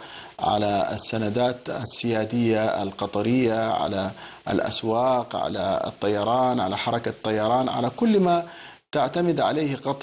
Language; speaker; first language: Arabic; native; Arabic